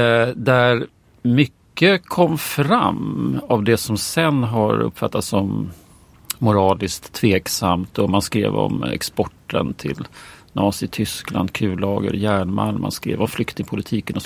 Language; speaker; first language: Swedish; native; Swedish